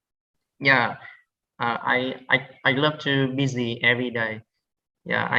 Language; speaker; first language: English; non-native, learner; Vietnamese